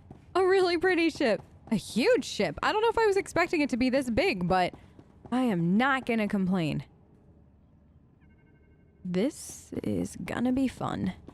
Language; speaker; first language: English; native; English